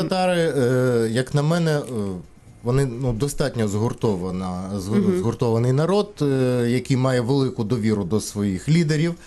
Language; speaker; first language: Ukrainian; native; Ukrainian